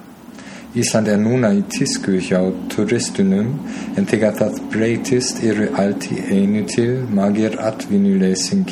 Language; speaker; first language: Icelandic; non-native, learner; German